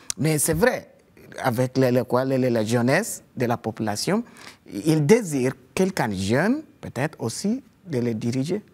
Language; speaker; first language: French; non-native, fluent; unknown